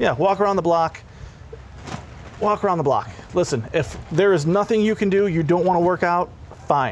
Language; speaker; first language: English; native; English